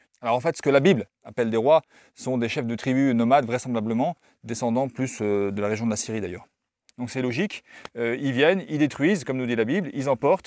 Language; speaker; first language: French; native; French